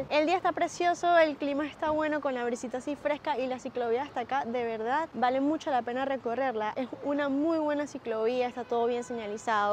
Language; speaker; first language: Spanish; native; Spanish